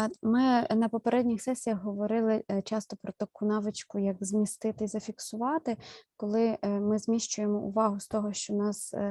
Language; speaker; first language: Ukrainian; native; Ukrainian